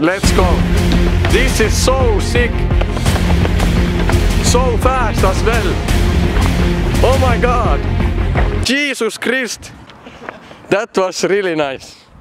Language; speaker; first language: English; non-native, learner; Finnish